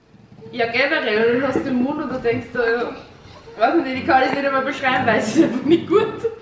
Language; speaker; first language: German; native; German